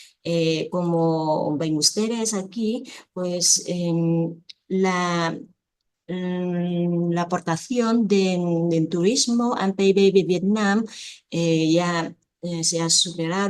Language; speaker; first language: Spanish; non-native, fluent; Vietnamese